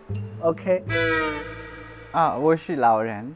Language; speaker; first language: Chinese; non-native, learner; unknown